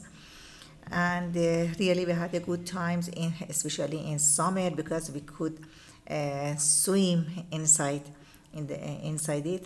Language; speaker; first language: English; non-native, learner; Persian